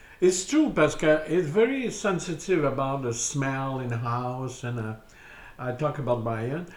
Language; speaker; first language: English; non-native, learner; French